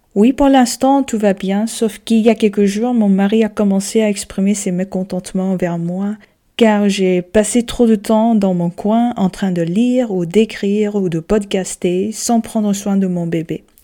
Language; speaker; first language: French; non-native, fluent; Korean